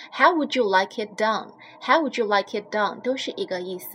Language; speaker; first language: English; non-native, fluent; Chinese